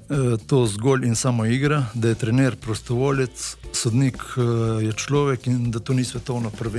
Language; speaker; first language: Slovenian; native; Slovenian